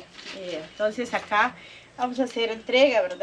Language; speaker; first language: Spanish; non-native, local second language; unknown